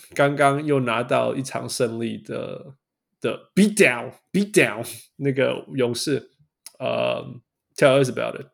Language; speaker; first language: Chinese; native; Chinese